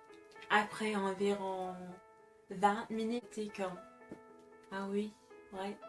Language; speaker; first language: French; non-native, fluent; English